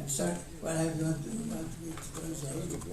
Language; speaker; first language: English; non-native, fluent; Italian